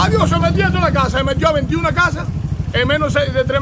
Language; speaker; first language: Spanish; native; Spanish